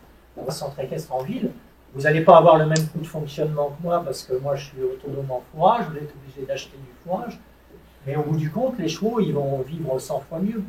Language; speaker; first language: French; native; French